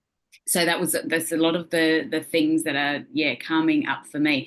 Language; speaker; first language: English; native; English